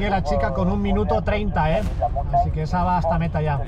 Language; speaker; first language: Spanish; native; Spanish